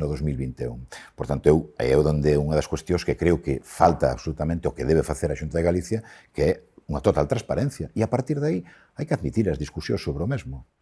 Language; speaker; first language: Galician; non-native, local second language; Spanish